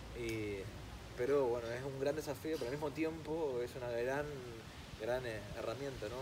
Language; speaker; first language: Spanish; early bilingual, other home language; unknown